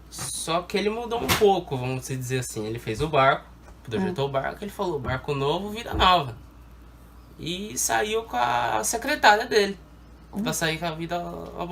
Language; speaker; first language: Portuguese; native; Portuguese